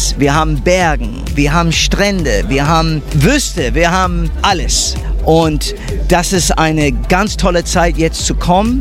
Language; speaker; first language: German; non-native, fluent; English